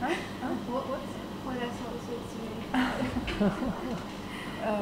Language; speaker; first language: English; non-native, learner; Russian